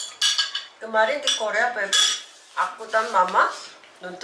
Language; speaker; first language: Indonesian; non-native, learner; Korean